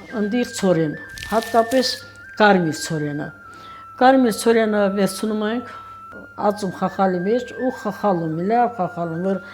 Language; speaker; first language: Armenian; native; Armenian